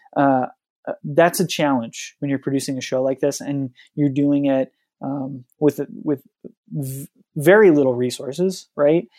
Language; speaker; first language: English; native; English